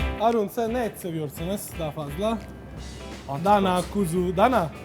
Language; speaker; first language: Turkish; non-native, learner; Italian